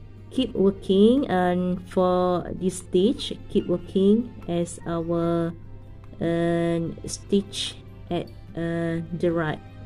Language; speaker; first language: English; non-native, local second language; Malay